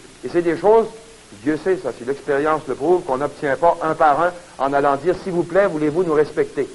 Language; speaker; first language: French; native; French